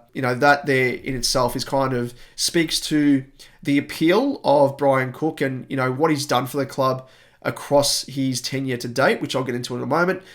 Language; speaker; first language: English; native; English